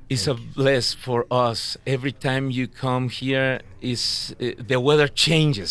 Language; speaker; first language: English; non-native, fluent; Spanish